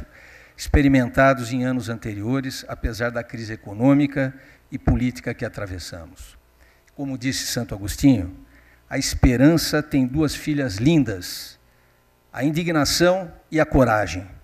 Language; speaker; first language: Portuguese; native; Portuguese